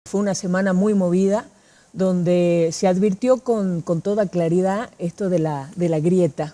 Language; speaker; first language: Spanish; native; Spanish